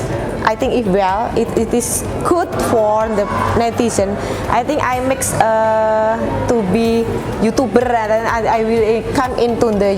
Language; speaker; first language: English; non-native, learner; Indonesian